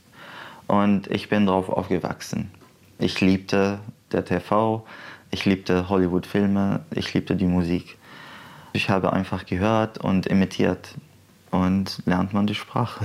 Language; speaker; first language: German; non-native, fluent; Arabic